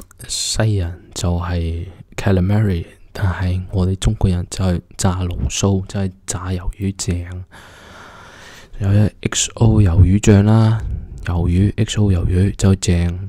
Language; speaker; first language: Cantonese; early bilingual, heritage; Cantonese